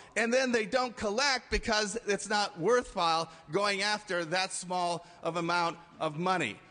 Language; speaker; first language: English; native; English